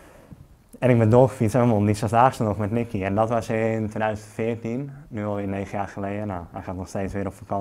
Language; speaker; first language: Dutch; native; Dutch